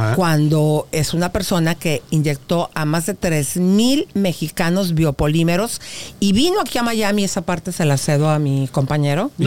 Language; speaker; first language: Spanish; native; Spanish